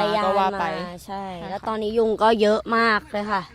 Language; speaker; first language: Thai; native; Thai